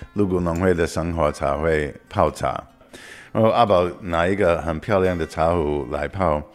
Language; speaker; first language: Chinese; non-native, fluent; English